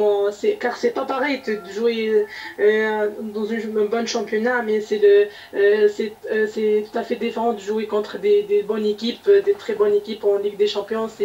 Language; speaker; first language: French; non-native, local second language; Arabic